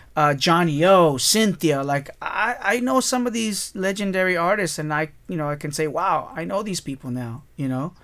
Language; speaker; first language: English; early bilingual, other home language; Spanish